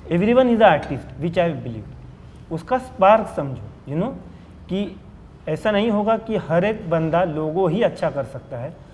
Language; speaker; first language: Hindi; non-native, local second language; Marathi